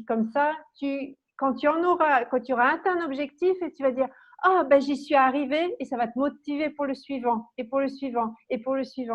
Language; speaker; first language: French; native; French